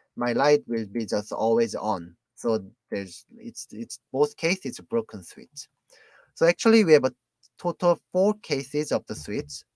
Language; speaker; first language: English; non-native, fluent; Korean